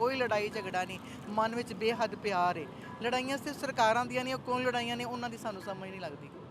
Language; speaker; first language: Punjabi; native; Punjabi